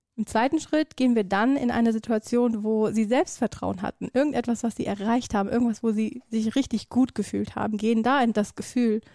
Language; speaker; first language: German; early bilingual, other home language; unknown